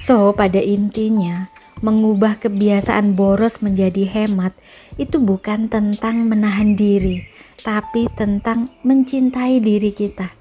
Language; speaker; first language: Indonesian; native; Indonesian